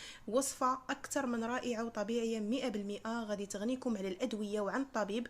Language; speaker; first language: Arabic; native; Arabic